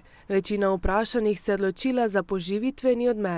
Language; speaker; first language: Slovenian; native; Slovenian